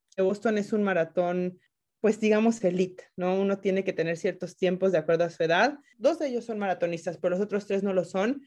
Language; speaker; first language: Spanish; native; Spanish